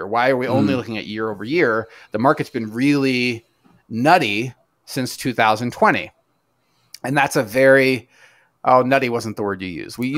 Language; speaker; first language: English; native; English